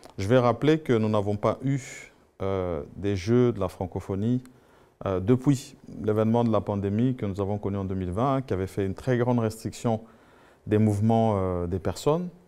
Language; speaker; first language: French; non-native, local second language; Swahili